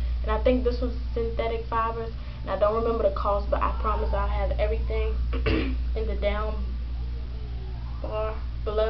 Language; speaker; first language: English; native; English